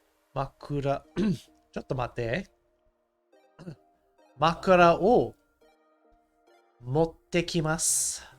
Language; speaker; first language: Japanese; non-native, learner; English